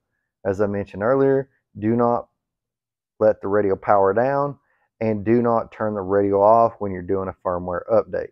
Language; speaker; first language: English; native; English